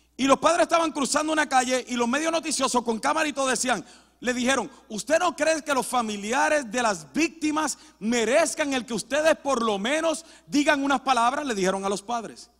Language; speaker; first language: Spanish; early bilingual, heritage; Spanish